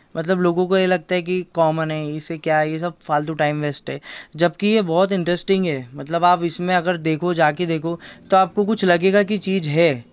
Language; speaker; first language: Hindi; native; Hindi